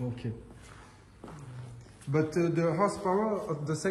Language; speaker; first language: English; non-native, learner; French